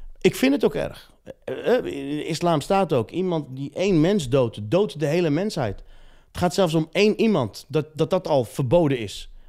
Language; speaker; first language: Dutch; early bilingual, other home language; Riffian